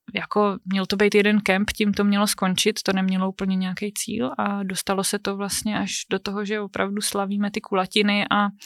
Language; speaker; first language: Czech; native; Czech